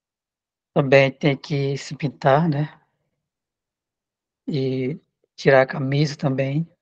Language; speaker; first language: Portuguese; non-native, local second language; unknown